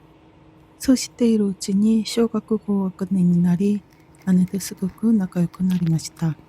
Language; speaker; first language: Japanese; non-native, fluent; Korean